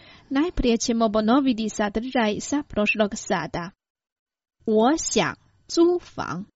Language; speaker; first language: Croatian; non-native, fluent; Chinese